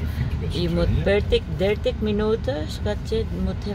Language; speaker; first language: Dutch; non-native, local second language; Filipino